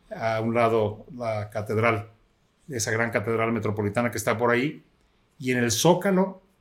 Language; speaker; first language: Spanish; native; Spanish